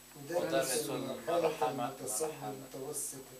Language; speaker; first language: Arabic; non-native, learner; English